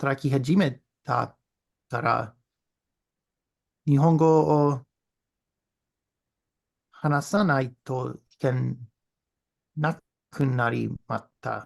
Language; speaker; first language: Japanese; non-native, learner; English